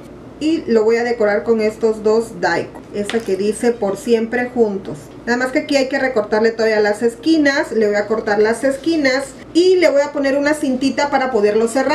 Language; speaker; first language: Spanish; native; Spanish